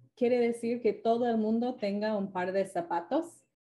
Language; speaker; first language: Spanish; non-native, fluent; English